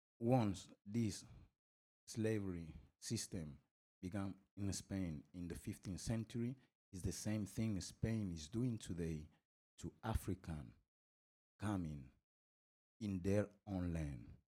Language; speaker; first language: English; non-native, fluent; Spanish